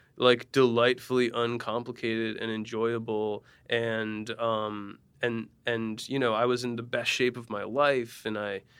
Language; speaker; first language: English; native; English